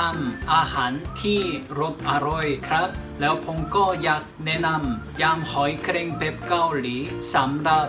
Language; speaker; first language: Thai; non-native, learner; Korean